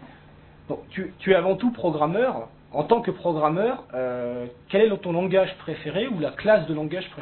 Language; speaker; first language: French; native; French